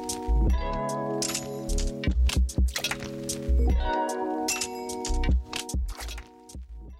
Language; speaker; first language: English; non-native, fluent; Russian